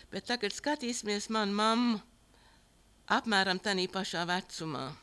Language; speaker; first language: Latvian; early bilingual, heritage; Latvian